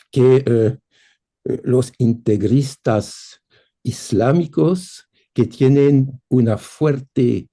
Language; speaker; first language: Spanish; non-native, fluent; French